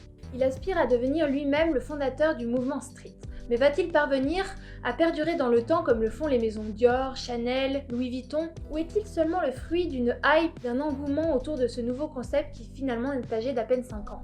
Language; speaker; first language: French; native; French